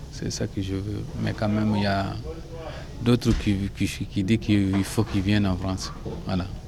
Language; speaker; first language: French; non-native, local second language; Soninke